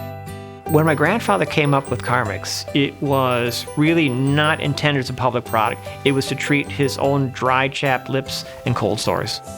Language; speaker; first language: English; native; English